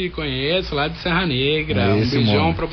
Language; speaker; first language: Portuguese; native; Portuguese